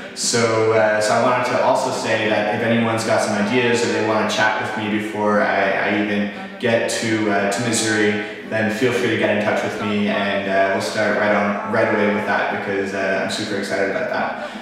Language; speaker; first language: English; native; English